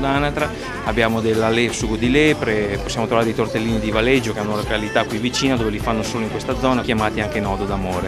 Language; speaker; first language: Italian; native; Italian